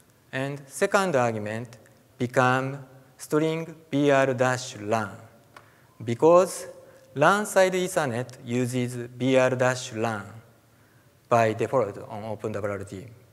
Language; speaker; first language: English; non-native, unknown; Japanese